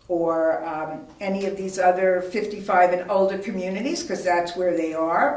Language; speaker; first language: English; native; English